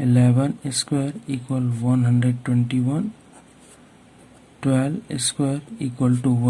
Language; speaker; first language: English; non-native, local second language; Hindi